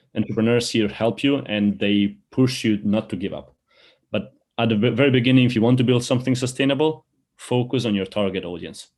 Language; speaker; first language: English; early bilingual, other home language; Albanian